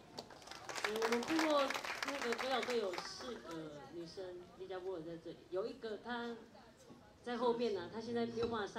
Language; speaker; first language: Chinese; native; Chinese